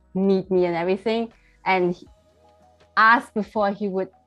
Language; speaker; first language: English; early bilingual, heritage; Chinese